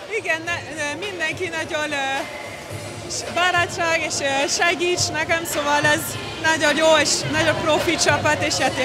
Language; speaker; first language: Hungarian; non-native, learner; French